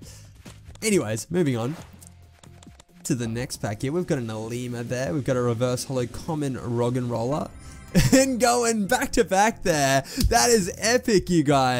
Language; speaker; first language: English; native; English